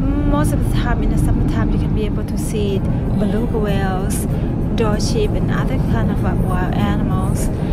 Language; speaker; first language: English; non-native, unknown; Thai